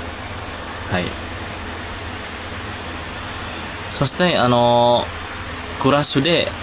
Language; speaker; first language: Japanese; non-native, learner; Indonesian